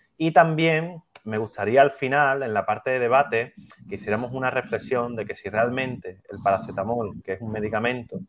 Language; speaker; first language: Spanish; native; Spanish